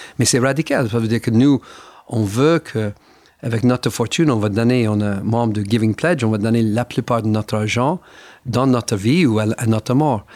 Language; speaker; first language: French; non-native, fluent; English